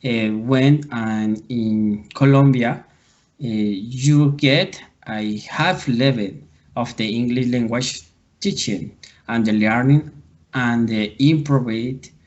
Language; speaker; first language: English; non-native, learner; Spanish